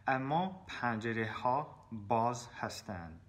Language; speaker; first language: Persian; non-native, learner; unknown